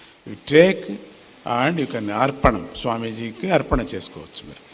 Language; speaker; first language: English; non-native, local second language; Telugu